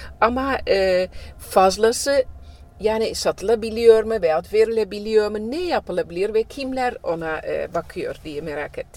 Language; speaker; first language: Turkish; non-native, fluent; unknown